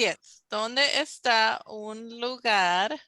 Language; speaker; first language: Spanish; non-native, fluent; English